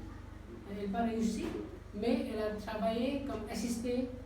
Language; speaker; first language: French; non-native, learner; Nepali